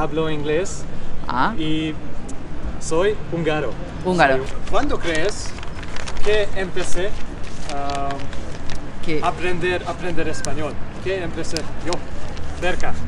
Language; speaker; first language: Spanish; non-native, learner; Hungarian